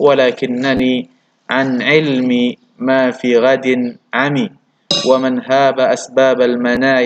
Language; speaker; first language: Arabic; non-native, fluent; Indonesian